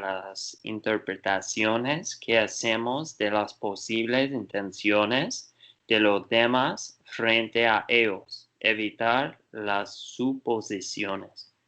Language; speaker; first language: Spanish; non-native, learner; Portuguese